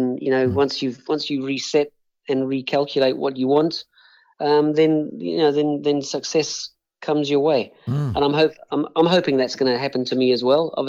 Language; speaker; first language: English; native; English